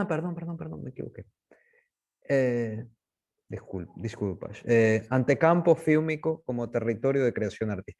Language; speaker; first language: Portuguese; non-native, fluent; Spanish